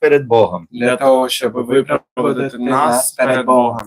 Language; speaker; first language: Ukrainian; non-native, local second language; Russian